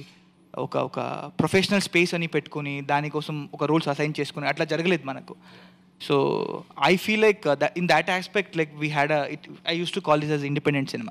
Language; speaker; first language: Telugu; native; Telugu